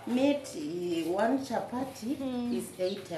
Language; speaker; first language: English; non-native, local second language; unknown